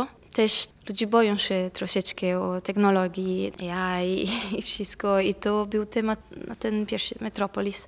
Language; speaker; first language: Polish; non-native, fluent; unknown